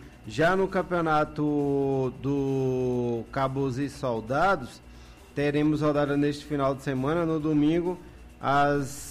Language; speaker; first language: Portuguese; native; Portuguese